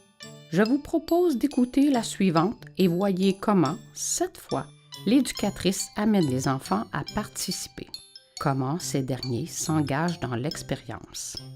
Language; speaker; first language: French; native; French